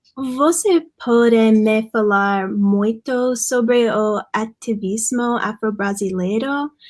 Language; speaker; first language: Portuguese; non-native, learner; English